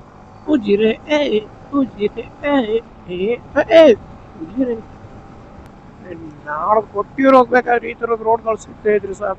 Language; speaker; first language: Kannada; non-native, local second language; Tulu